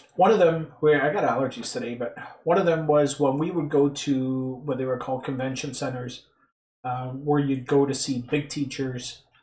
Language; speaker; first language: English; native; English